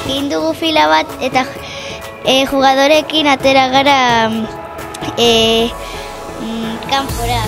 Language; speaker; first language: Basque; non-native, local second language; Spanish